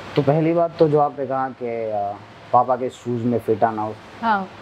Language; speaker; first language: Hindi; non-native, local second language; Kachhi